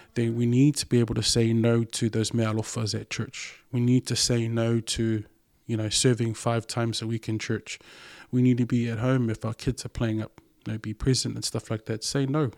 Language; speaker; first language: English; non-native, local second language; Samoan